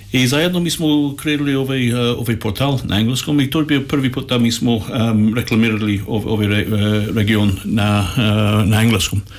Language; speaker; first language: Croatian; non-native, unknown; English